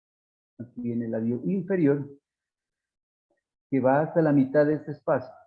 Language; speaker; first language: Spanish; native; Spanish